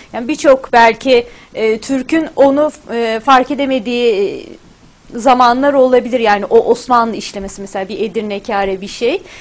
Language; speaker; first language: Turkish; native; Turkish